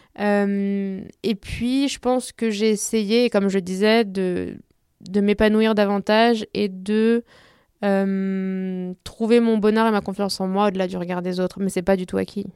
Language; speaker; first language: French; early bilingual, other home language; Spanish